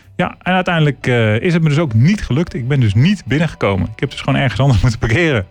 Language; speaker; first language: Dutch; native; Dutch